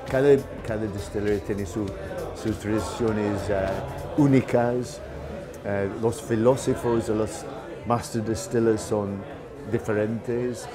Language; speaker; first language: Spanish; non-native, learner; English